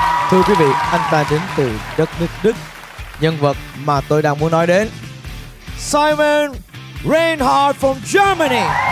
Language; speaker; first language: Vietnamese; native; Vietnamese